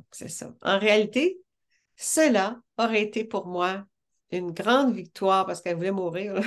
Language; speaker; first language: French; native; French